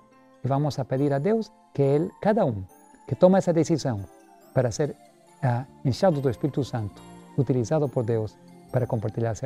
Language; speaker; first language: Portuguese; non-native, learner; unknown